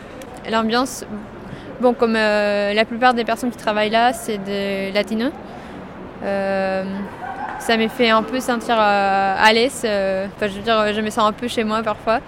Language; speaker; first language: French; non-native, fluent; Spanish